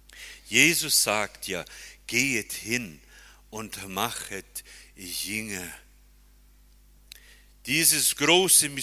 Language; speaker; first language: German; early bilingual, heritage; German